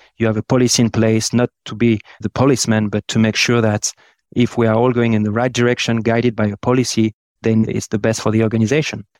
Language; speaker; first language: English; non-native, fluent; French